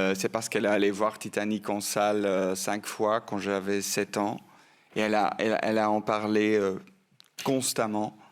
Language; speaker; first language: French; non-native, local second language; Dutch